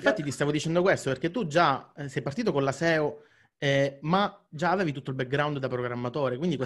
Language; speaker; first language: Italian; native; Italian